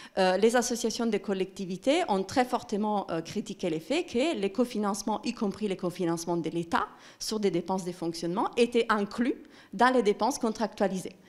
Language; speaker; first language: French; non-native, fluent; Italian